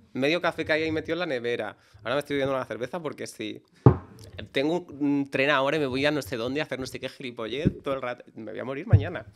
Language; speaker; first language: Spanish; native; Spanish